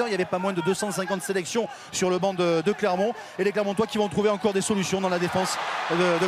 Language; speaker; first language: French; native; French